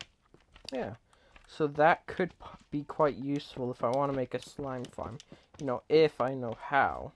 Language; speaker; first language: English; native; English